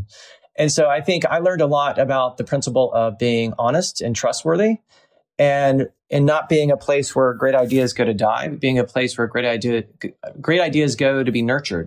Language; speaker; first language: English; native; English